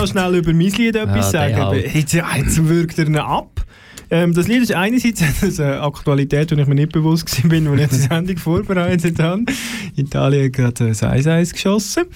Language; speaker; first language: German; native; German